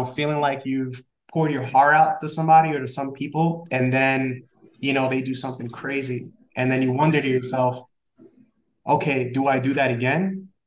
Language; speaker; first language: English; early bilingual, other home language; Spanish